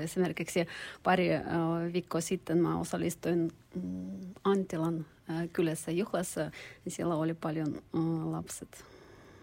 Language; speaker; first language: Finnish; non-native, learner; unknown